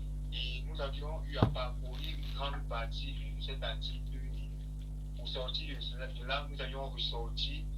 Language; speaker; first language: French; non-native, learner; English